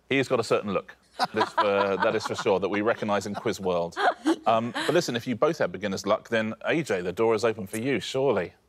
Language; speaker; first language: English; native; English